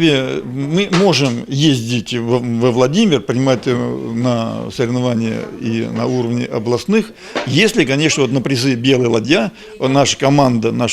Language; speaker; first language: Russian; native; Russian